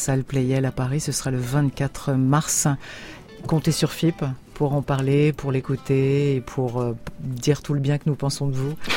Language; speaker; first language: French; native; French